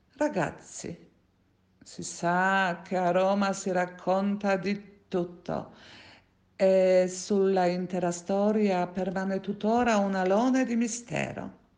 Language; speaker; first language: Italian; non-native, fluent; Polish